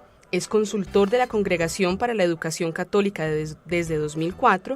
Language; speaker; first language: Spanish; native; Spanish